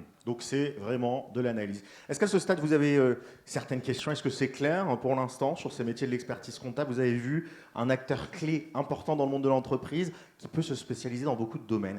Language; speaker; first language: French; native; French